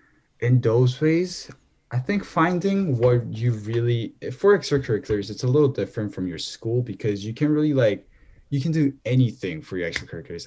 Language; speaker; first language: English; non-native, fluent; Korean